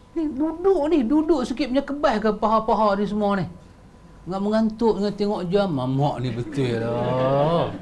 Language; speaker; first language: Malay; native; Malay